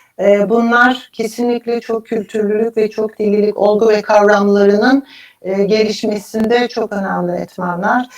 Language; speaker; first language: Turkish; native; Turkish